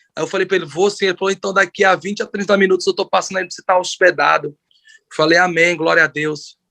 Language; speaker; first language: Portuguese; native; Portuguese